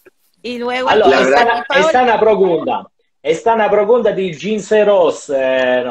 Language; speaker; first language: Spanish; non-native, learner; Italian